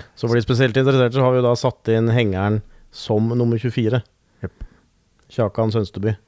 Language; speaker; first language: Norwegian; native; Norwegian